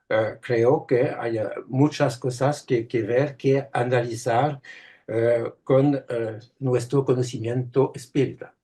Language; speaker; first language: Spanish; non-native, fluent; French